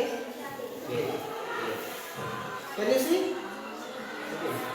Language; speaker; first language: English; non-native, learner; Indonesian